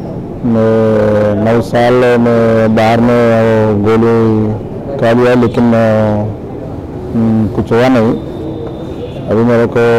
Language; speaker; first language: Hindi; non-native, local second language; Telugu